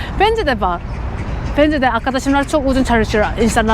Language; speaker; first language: Turkish; non-native, learner; Korean